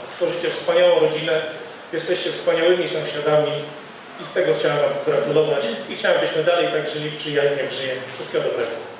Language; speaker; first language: Polish; native; Polish